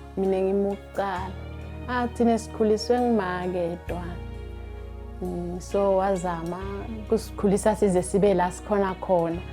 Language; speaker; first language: Zulu; non-native, local second language; Swati